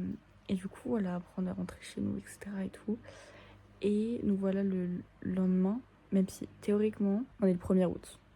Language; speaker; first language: French; native; French